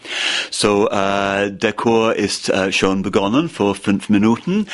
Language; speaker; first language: German; non-native, learner; English